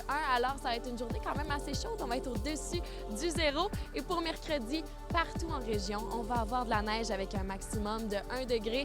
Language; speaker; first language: French; native; French